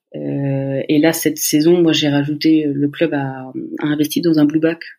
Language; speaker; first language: French; native; French